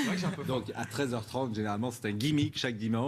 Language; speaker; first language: French; native; French